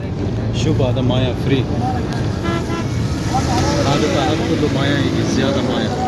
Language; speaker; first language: Arabic; non-native, learner; Urdu